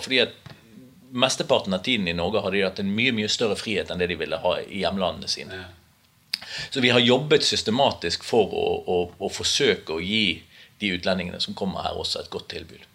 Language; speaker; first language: Norwegian; native; Norwegian